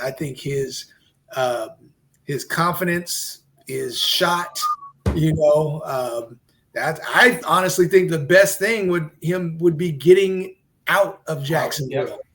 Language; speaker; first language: English; native; English